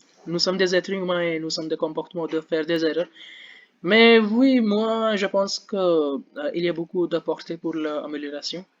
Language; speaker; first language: French; non-native, learner; Hindi